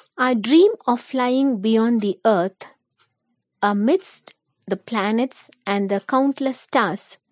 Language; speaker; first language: English; non-native, local second language; Tamil